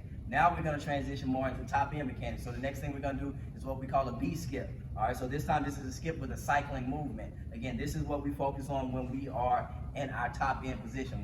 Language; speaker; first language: English; native; English